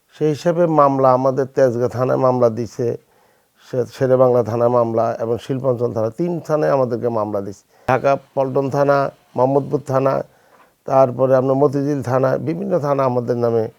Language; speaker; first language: Bangla; native; Bangla